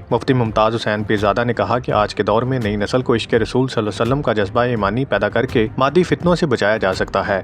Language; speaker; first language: Urdu; native; Urdu